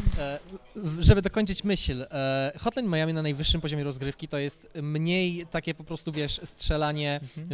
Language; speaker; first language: Polish; native; Polish